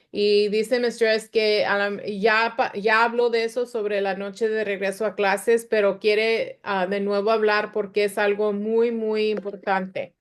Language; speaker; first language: Spanish; early bilingual, other home language; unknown